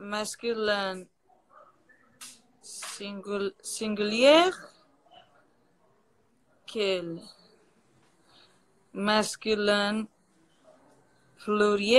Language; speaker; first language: French; non-native, learner; Portuguese